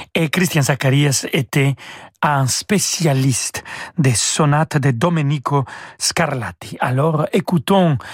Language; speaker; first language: French; non-native, fluent; Spanish